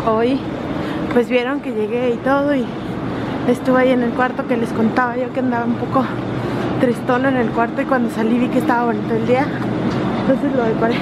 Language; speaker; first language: Spanish; native; Spanish